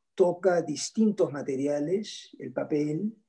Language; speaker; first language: Spanish; native; Spanish